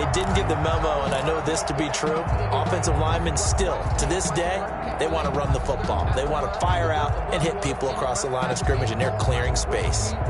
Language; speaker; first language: English; native; English